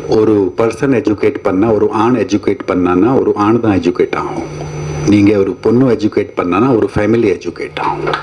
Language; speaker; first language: Tamil; non-native, fluent; Hindi